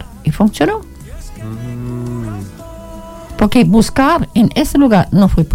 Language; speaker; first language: Spanish; non-native, learner; German